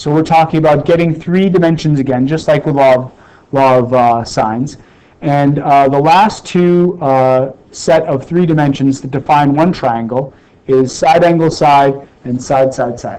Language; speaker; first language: English; native; English